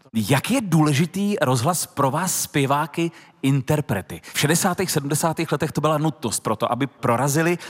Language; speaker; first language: Czech; native; Czech